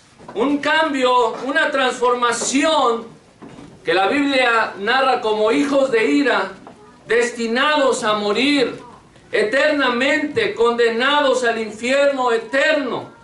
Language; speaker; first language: Spanish; native; Spanish